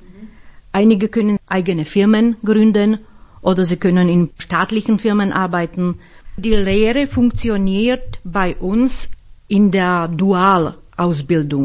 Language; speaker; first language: German; non-native, fluent; Slovak